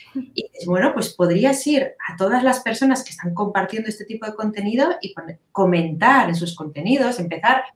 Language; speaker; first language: Spanish; native; Spanish